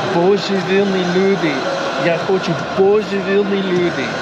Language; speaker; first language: Ukrainian; non-native, learner; English